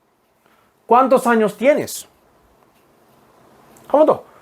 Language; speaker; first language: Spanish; non-native, fluent; Korean